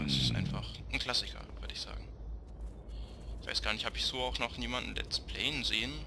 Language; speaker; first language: German; native; German